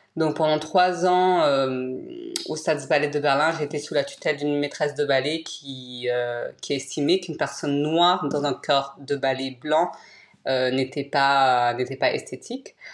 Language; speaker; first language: French; native; French